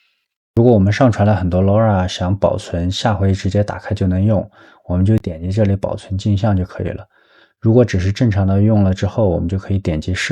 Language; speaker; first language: Chinese; native; Chinese